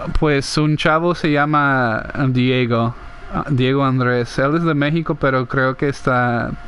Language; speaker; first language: Spanish; non-native, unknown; English